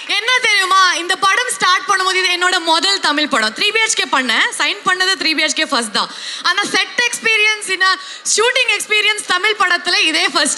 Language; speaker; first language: Tamil; non-native, fluent; Kannada